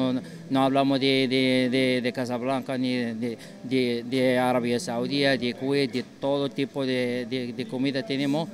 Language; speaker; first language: Spanish; non-native, fluent; Arabic